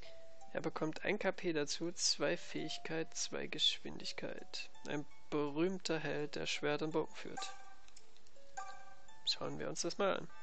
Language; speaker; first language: German; native; German